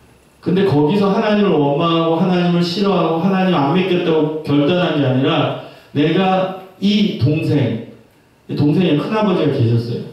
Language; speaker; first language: Korean; native; Korean